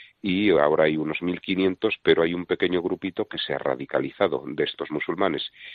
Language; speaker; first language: Spanish; native; Spanish